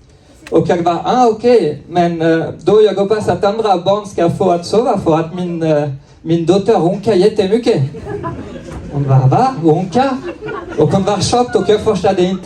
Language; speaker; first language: Swedish; non-native, learner; French